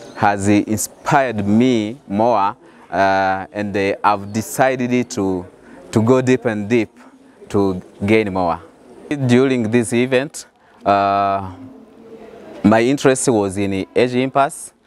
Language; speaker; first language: English; non-native, fluent; Rundi